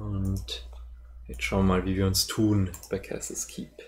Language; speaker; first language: German; native; German